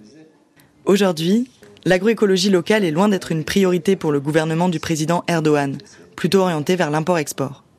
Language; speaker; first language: French; native; French